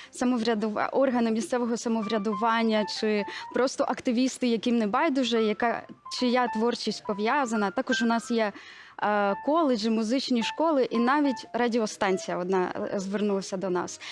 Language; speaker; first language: Ukrainian; native; Ukrainian